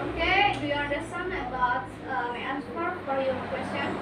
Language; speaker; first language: English; non-native, learner; Indonesian